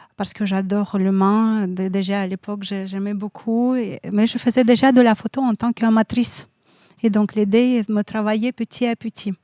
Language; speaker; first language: French; non-native, fluent; Russian